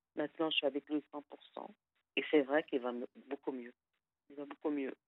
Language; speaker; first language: French; non-native, fluent; Arabic